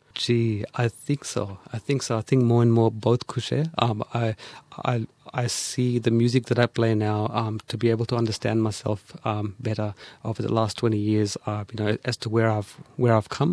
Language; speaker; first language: English; early bilingual, other home language; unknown